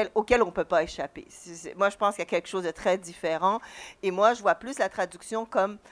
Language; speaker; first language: French; native; French